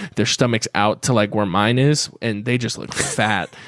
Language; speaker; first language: English; native; English